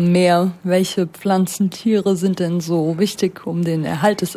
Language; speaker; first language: German; native; German